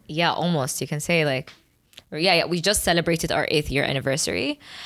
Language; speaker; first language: English; non-native, fluent; Arabic